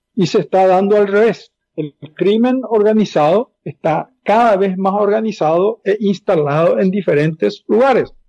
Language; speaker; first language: Spanish; native; Spanish